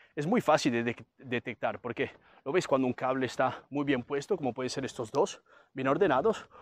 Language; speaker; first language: Spanish; non-native, fluent; Italian